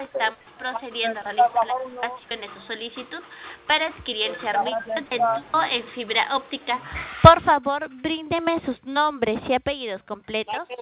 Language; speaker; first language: Spanish; native; Spanish